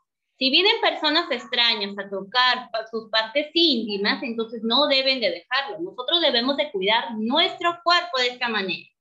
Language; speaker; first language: Spanish; native; Spanish